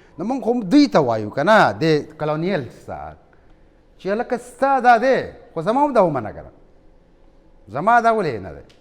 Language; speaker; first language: Pashto; non-native, local second language; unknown